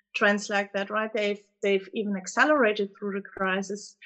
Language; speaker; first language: English; non-native, fluent; German